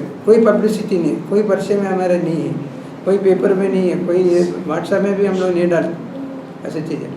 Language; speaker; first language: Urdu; non-native, local second language; Malayalam